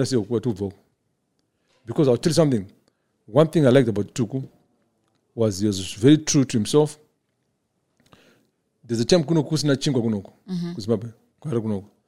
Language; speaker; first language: English; non-native, local second language; Shona